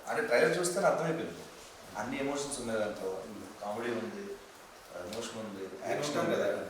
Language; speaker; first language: Telugu; native; Telugu